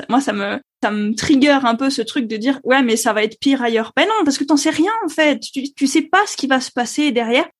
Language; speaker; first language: French; native; French